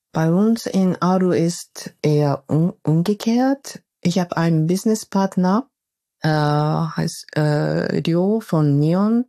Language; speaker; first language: German; non-native, fluent; Japanese